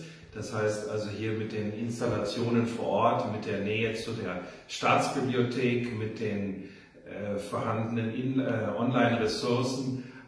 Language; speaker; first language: German; native; German